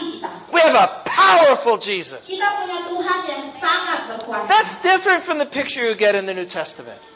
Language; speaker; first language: English; native; English